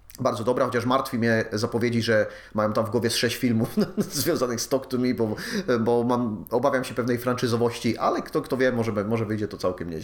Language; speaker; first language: Polish; native; Polish